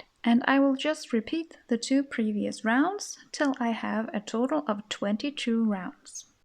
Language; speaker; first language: English; non-native, fluent; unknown